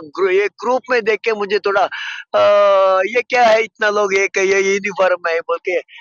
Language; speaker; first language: Hindi; non-native, local second language; Telugu